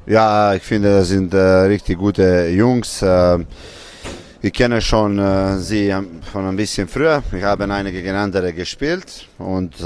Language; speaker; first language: German; non-native, fluent; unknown